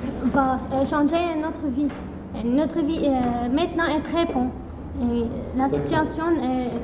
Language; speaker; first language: French; non-native, learner; Arabic